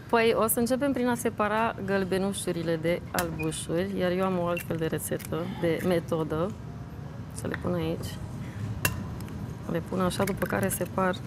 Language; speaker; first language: Romanian; native; Romanian